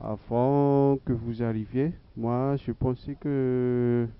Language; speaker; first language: French; non-native, local second language; Malagasy